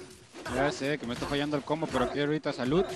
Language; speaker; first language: Spanish; native; Spanish